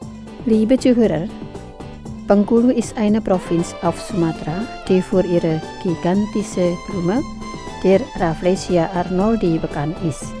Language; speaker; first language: German; non-native, fluent; Indonesian